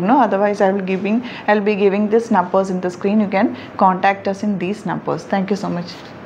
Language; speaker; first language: English; non-native, local second language; Malayalam